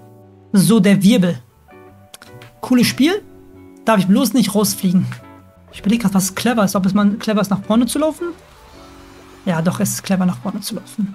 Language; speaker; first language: German; native; German